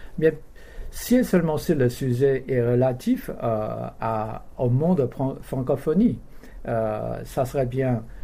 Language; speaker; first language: French; non-native, fluent; Korean